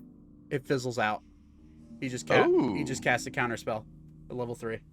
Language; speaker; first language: English; native; English